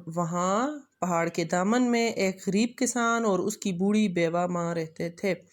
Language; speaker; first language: Urdu; non-native, local second language; Pashto